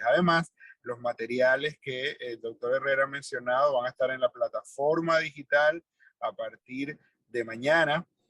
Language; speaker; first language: Spanish; native; Spanish